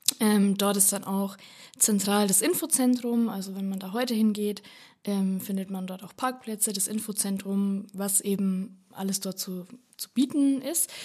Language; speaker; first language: German; native; German